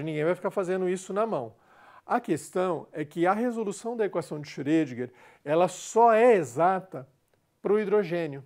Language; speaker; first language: Portuguese; native; Portuguese